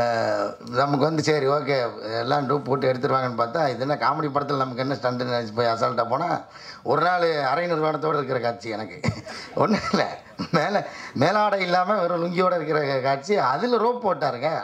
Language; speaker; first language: Tamil; native; Tamil